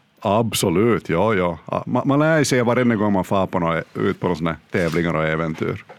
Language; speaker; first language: Swedish; native; Swedish